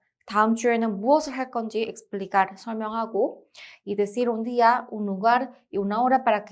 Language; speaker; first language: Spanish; non-native, fluent; Korean